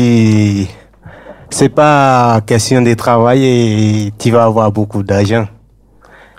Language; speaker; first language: French; non-native, learner; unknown